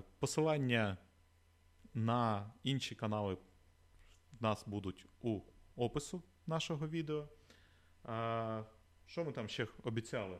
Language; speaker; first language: Ukrainian; native; Ukrainian